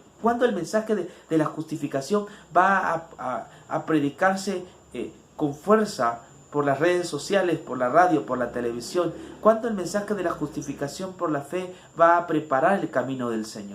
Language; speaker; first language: Spanish; native; Spanish